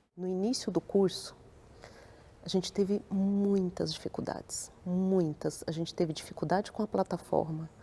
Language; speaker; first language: Portuguese; native; Portuguese